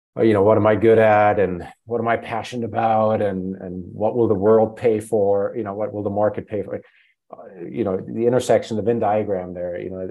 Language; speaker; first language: English; non-native, fluent; German